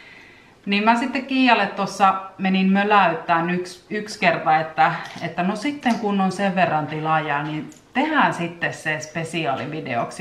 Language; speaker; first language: Finnish; native; Finnish